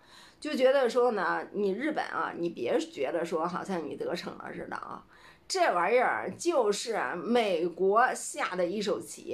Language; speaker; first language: Chinese; native; Chinese